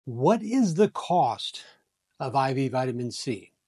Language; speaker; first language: English; native; English